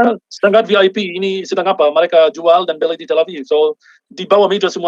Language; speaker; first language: Indonesian; non-native, fluent; Arabic